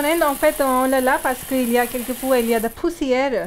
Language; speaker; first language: French; non-native, learner; Hindi